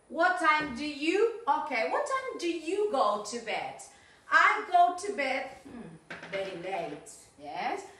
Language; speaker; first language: English; non-native, fluent; Spanish